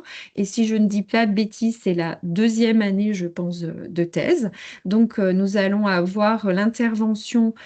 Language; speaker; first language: French; native; French